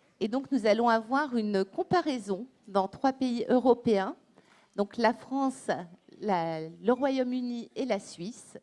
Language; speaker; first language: French; native; French